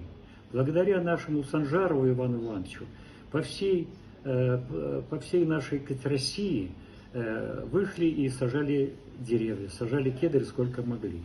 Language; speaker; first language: Russian; native; Russian